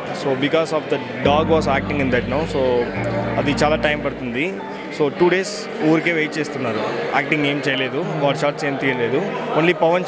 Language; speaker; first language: Telugu; non-native, learner; Tamil